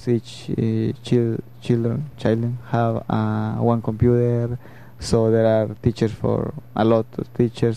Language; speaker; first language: English; non-native, learner; Spanish